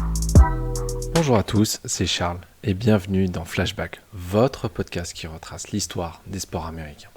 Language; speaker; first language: French; native; French